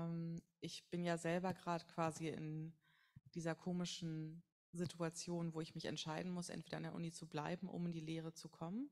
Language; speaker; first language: German; native; German